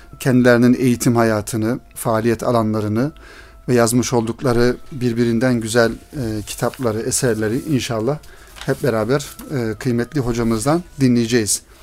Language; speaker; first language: Turkish; native; Turkish